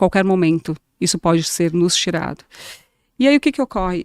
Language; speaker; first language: Portuguese; native; Portuguese